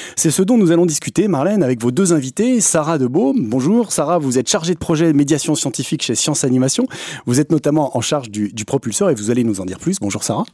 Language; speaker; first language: French; native; French